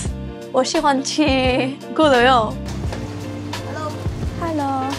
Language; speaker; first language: Chinese; non-native, learner; French